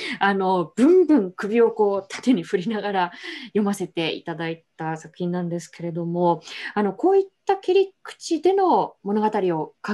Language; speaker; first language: Japanese; native; Japanese